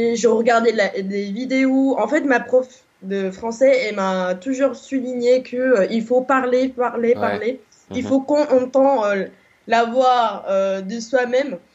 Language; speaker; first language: French; non-native, fluent; Korean